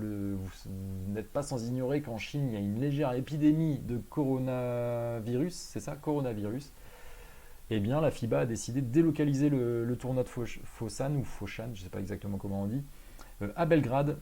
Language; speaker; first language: French; native; French